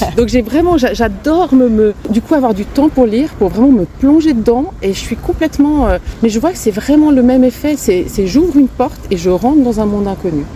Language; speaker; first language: French; non-native, local second language; Romanian